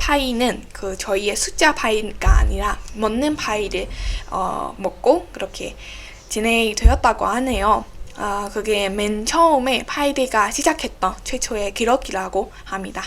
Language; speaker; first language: Korean; non-native, fluent; Burmese